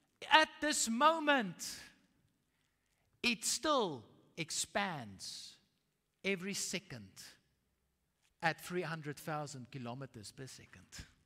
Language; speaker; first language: English; non-native, local second language; Afrikaans